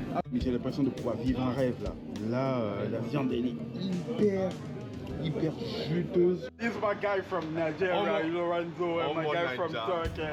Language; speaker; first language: French; native; French